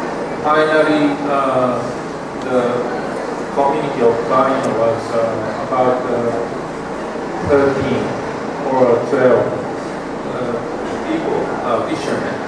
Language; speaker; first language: English; non-native, learner; Japanese